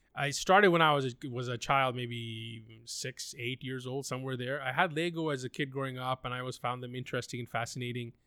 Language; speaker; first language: English; non-native, local second language; Urdu